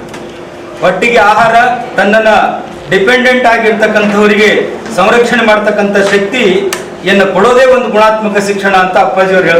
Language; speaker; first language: Kannada; native; Kannada